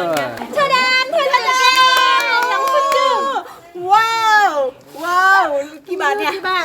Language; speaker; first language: Thai; non-native, learner; Korean